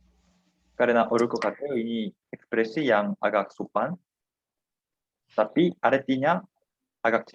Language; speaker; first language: Indonesian; non-native, fluent; Korean